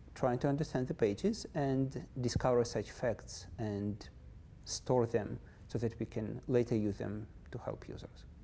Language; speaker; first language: English; non-native, fluent; Russian